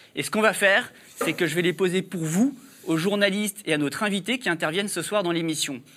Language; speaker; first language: French; native; French